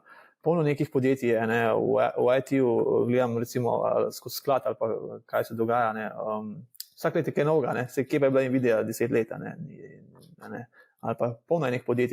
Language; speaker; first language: Slovenian; native; Slovenian